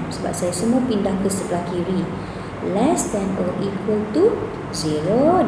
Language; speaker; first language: English; non-native, local second language; Malay